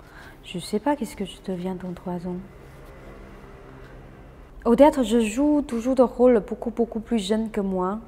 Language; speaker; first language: French; non-native, fluent; Chinese